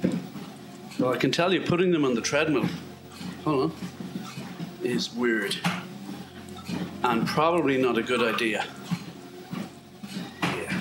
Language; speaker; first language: English; native; English